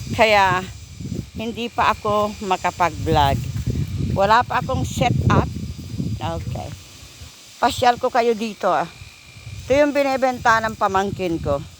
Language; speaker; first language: Filipino; non-native, local second language; Iloko